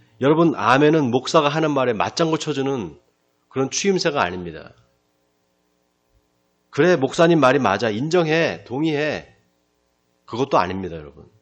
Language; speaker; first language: Korean; native; Korean